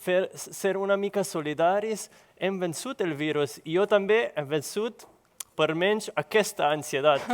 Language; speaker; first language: Catalan; non-native, local second language; Spanish